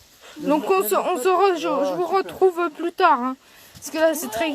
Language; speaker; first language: French; native; French